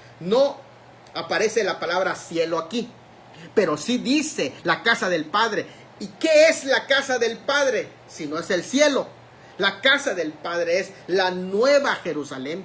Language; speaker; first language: Spanish; native; Spanish